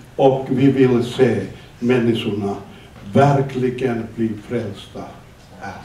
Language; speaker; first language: Swedish; non-native, fluent; Finnish